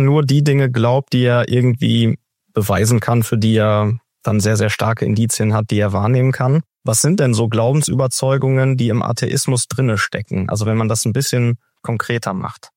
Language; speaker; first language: German; native; German